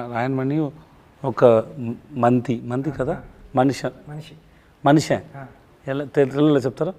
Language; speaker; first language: Telugu; non-native, learner; Tamil